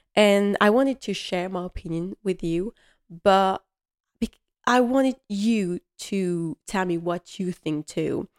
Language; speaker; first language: English; non-native, fluent; French